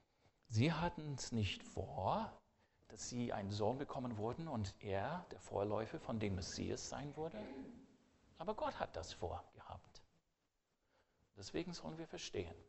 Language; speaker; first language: German; non-native, fluent; English